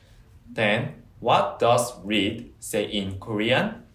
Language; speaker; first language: English; non-native, fluent; Korean